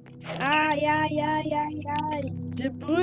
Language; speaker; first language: French; native; French